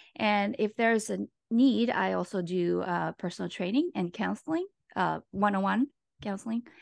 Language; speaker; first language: English; non-native, fluent; Japanese